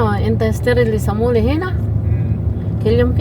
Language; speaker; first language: Arabic; non-native, learner; Filipino